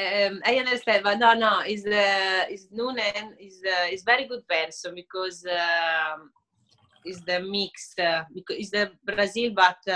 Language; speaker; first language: English; non-native, learner; Italian